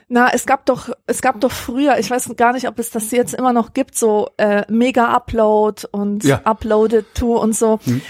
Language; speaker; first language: German; native; German